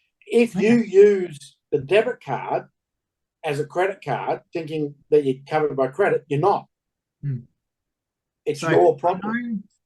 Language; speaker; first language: English; native; English